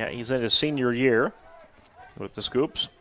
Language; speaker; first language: English; native; English